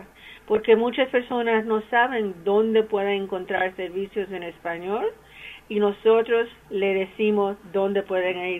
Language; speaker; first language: Spanish; early bilingual, heritage; English